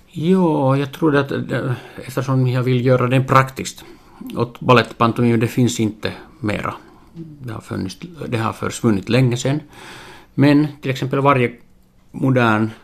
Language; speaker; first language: Swedish; non-native, local second language; Finnish